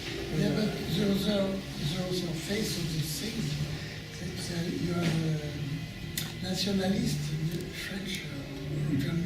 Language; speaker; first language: English; non-native, learner; French